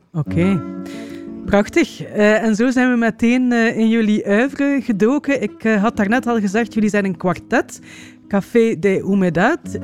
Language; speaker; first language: Dutch; native; Dutch